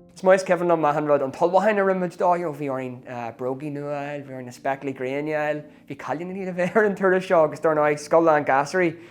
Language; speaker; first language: Irish; non-native, local second language; English